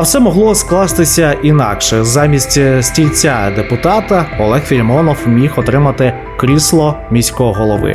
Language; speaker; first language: Ukrainian; native; Ukrainian